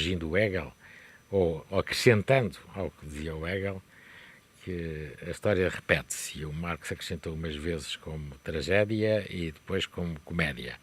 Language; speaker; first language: Portuguese; native; Portuguese